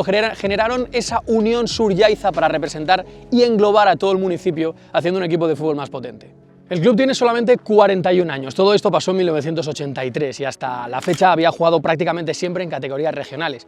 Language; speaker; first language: Spanish; native; Spanish